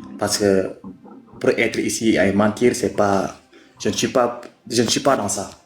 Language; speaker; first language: French; non-native, local second language; Wolof